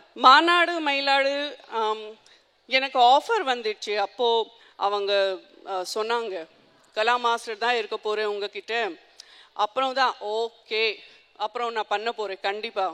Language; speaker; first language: Tamil; non-native, local second language; Gujarati